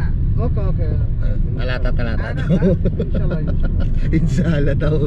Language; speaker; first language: Filipino; native; Filipino